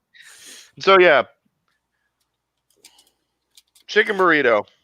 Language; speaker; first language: English; native; English